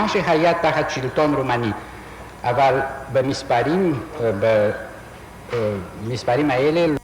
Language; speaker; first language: Hebrew; non-native, fluent; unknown